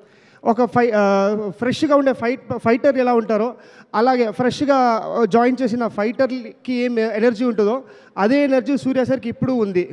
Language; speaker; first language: Telugu; non-native, learner; Kannada